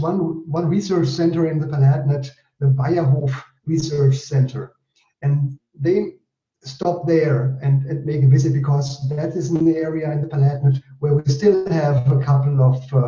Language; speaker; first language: English; non-native, fluent; German